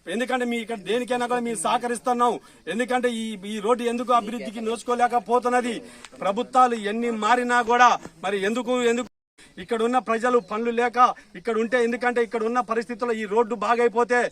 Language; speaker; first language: Telugu; native; Telugu